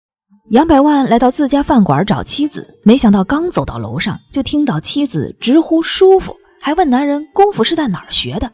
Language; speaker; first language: Chinese; native; Chinese